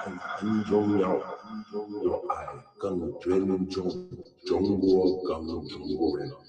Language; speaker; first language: Chinese; non-native, learner; English